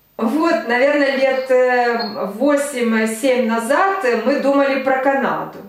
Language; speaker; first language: Russian; native; Russian